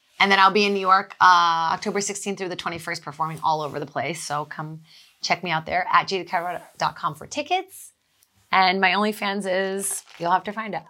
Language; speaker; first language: English; early bilingual, other home language; Portuguese